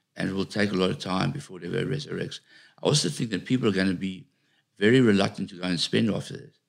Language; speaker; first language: English; native; English